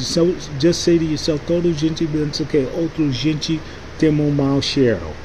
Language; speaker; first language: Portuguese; non-native, learner; English